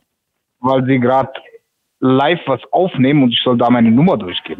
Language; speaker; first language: German; native; German